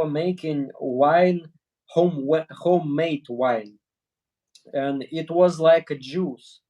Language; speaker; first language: English; non-native, learner; Russian